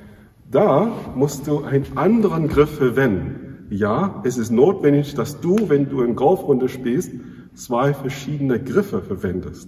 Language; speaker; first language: German; non-native, fluent; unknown